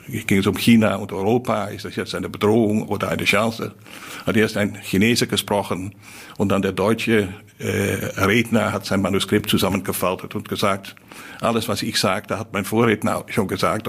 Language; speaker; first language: German; non-native, fluent; Dutch